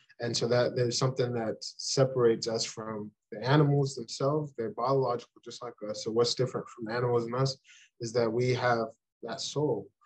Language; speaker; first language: English; early bilingual, other home language; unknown